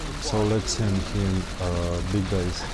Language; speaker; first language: English; non-native, fluent; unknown